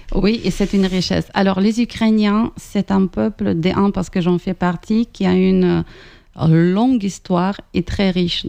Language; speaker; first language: French; non-native, fluent; Ukrainian